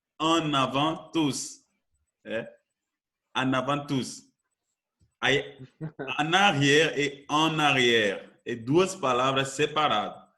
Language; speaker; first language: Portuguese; non-native, fluent; French